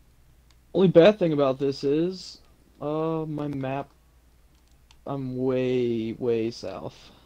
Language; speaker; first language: English; native; English